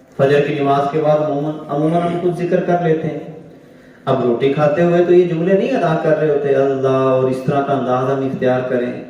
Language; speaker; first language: Urdu; non-native, local second language; Punjabi